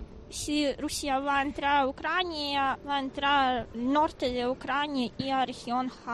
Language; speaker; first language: Spanish; non-native, fluent; Ukrainian